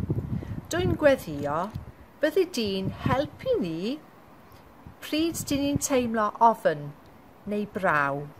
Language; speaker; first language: Welsh; non-native, local second language; English